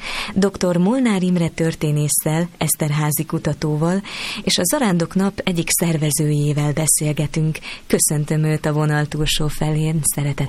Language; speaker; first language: Hungarian; native; Hungarian